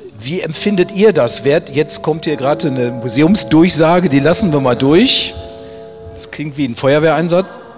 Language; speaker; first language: German; native; German